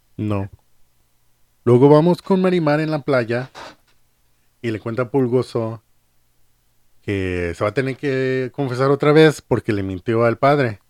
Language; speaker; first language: Spanish; early bilingual, heritage; Spanish